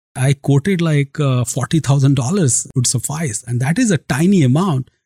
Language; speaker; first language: English; non-native, local second language; Hindi